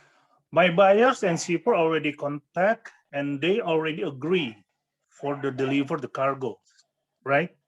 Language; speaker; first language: English; non-native, fluent; Indonesian